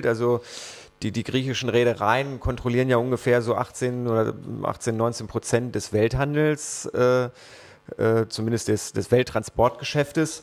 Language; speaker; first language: German; native; German